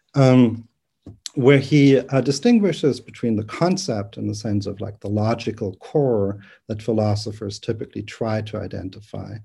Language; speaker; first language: English; non-native, fluent; German